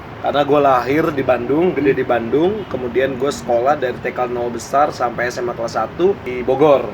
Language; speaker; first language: Indonesian; native; Indonesian